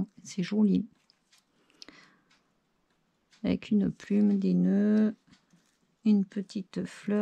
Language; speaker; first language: French; native; French